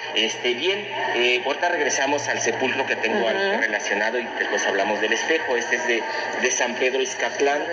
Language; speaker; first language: Spanish; native; Spanish